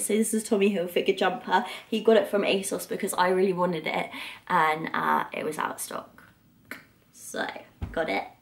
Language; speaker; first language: English; native; English